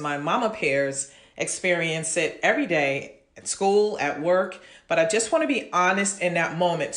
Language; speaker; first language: English; native; English